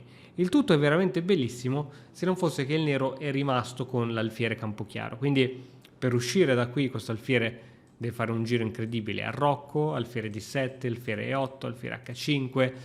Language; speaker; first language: Italian; native; Italian